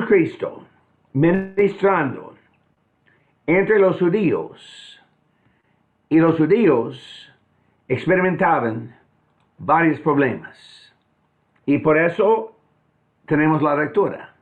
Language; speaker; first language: Spanish; non-native, fluent; English